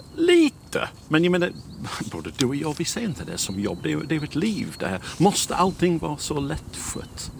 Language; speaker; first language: Swedish; non-native, fluent; English